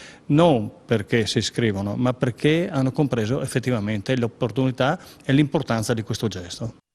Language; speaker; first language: Italian; native; Italian